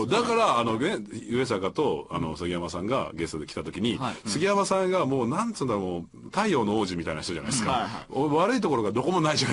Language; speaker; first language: Japanese; native; Japanese